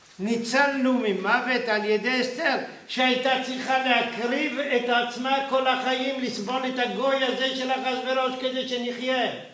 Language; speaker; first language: Hebrew; non-native, fluent; French